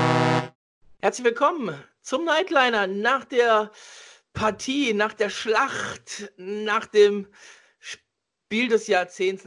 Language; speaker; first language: German; native; German